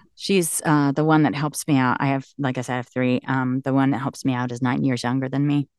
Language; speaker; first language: English; native; English